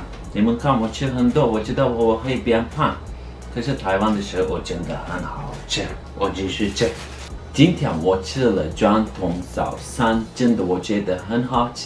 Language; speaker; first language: Chinese; non-native, learner; Turkish